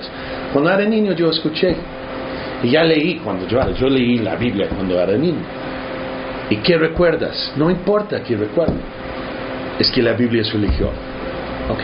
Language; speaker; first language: Spanish; early bilingual, heritage; English